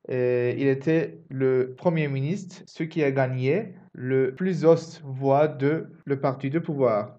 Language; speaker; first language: French; non-native, learner; Turkish